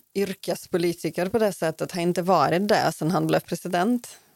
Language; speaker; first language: Swedish; non-native, fluent; Ukrainian